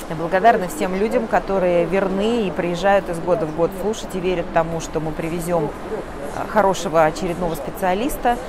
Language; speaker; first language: Russian; native; Russian